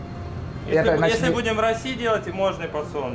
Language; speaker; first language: Russian; non-native, learner; Italian